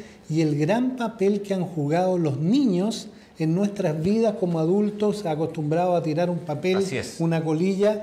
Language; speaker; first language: Spanish; native; Spanish